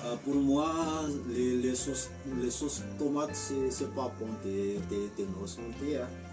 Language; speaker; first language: French; non-native, local second language; Malagasy